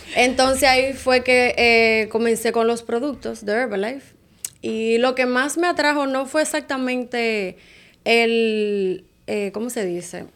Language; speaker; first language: Spanish; native; Spanish